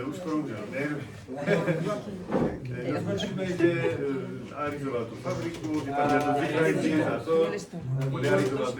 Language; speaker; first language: Czech; non-native, fluent; Spanish